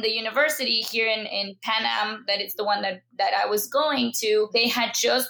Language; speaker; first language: English; non-native, fluent; Spanish